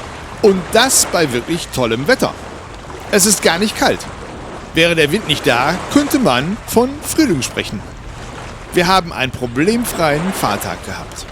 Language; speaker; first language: German; native; German